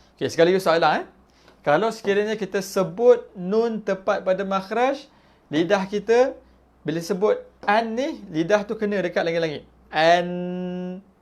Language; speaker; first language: Malay; native; Malay